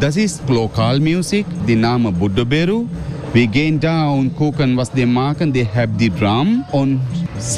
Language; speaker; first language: German; non-native, learner; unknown